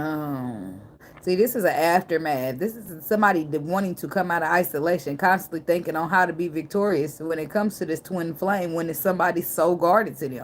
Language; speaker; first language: English; native; English